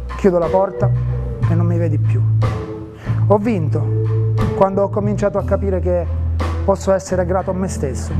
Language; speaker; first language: Italian; native; Italian